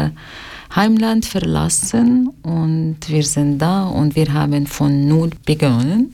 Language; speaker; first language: German; non-native, learner; Arabic